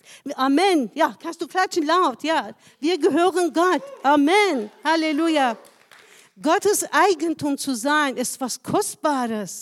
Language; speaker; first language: German; non-native, fluent; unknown